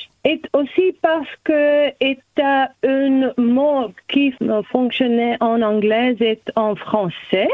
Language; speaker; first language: French; non-native, learner; German